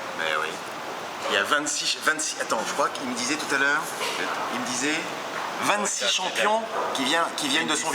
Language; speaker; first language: French; native; French